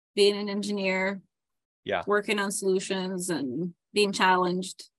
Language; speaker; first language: English; non-native, fluent; Ukrainian